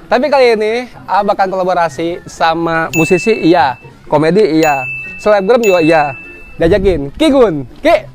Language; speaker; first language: Indonesian; native; Indonesian